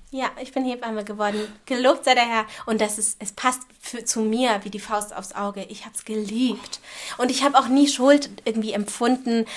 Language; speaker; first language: German; native; German